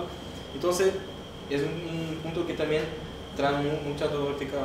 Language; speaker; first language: Spanish; non-native, learner; Portuguese